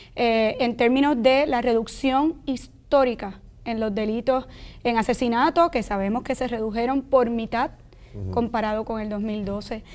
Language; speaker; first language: Spanish; native; Spanish